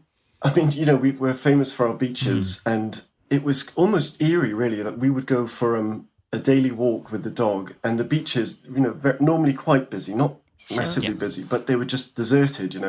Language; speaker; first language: English; native; English